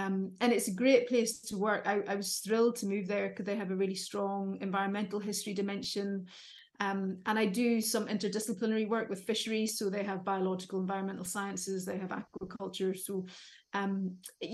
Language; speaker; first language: English; native; English